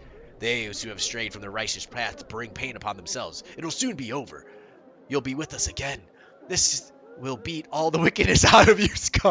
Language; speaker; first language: English; native; English